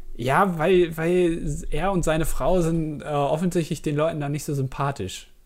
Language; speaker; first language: German; native; German